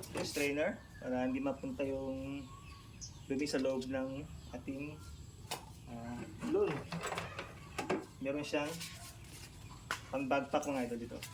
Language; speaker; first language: Filipino; native; Filipino